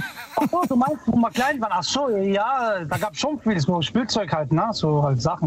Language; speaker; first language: German; early bilingual, other home language; Italian